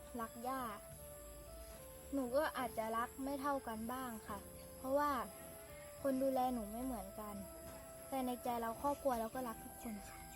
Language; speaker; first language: Thai; native; Thai